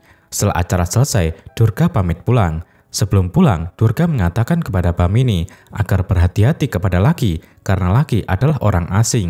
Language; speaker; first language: Indonesian; native; Indonesian